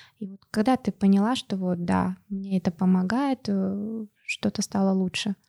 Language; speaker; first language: Russian; native; Russian